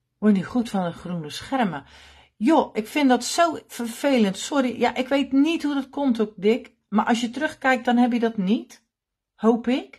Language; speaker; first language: Dutch; native; Dutch